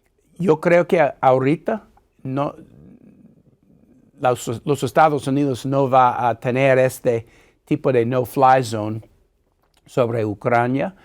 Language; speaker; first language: Spanish; non-native, fluent; English